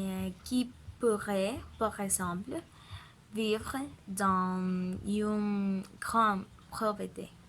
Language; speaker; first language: French; non-native, learner; Spanish